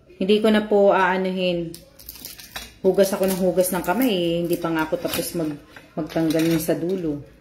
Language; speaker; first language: Filipino; native; Filipino